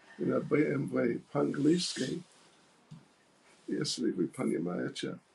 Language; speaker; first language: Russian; non-native, learner; English